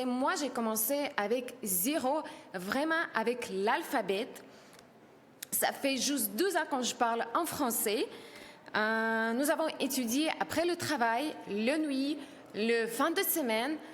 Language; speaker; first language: French; non-native, learner; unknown